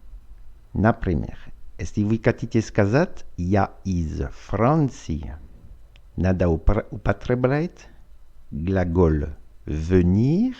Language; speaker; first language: Russian; non-native, fluent; French